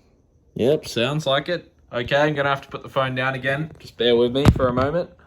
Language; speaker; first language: English; native; English